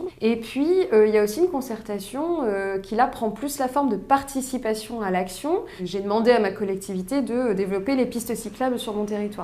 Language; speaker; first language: French; native; French